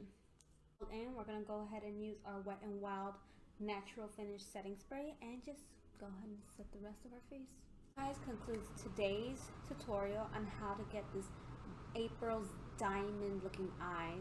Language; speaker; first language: English; native; English